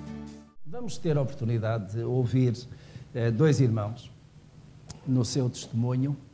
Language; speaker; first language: Portuguese; native; Portuguese